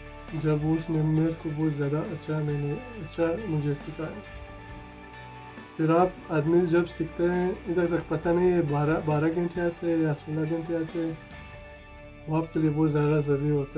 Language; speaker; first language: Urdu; non-native, fluent; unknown